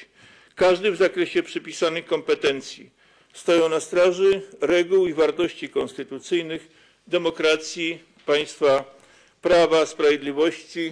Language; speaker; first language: Polish; native; Polish